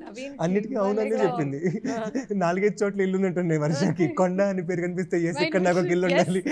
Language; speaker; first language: Telugu; native; Telugu